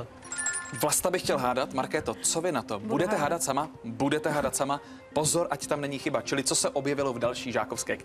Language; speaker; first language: Czech; native; Czech